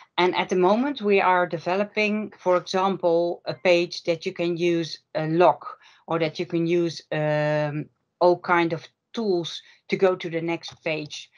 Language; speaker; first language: English; non-native, fluent; Dutch